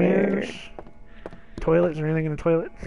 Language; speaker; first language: English; native; English